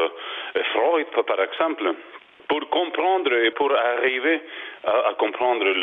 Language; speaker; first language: French; non-native, learner; Spanish